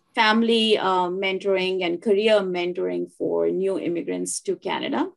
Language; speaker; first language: English; non-native, local second language; Hindi